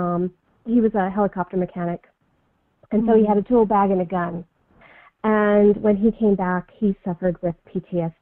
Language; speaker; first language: English; native; English